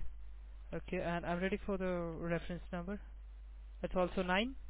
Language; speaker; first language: English; non-native, local second language; Gujarati